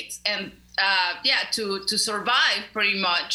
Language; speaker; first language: English; non-native, fluent; Spanish